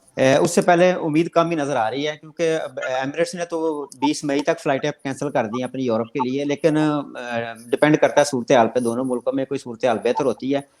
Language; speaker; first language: Urdu; non-native, local second language; Punjabi